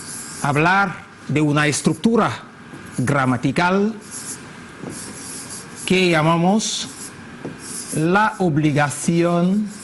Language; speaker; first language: Spanish; non-native, fluent; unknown